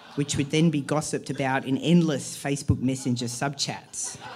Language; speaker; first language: English; native; English